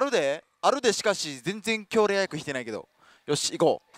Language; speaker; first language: Japanese; native; Japanese